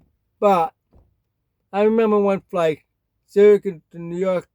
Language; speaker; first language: English; native; English